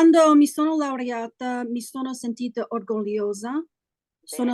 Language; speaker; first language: Italian; non-native, learner; English